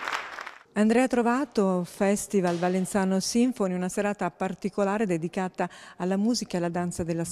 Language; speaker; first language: Italian; native; Italian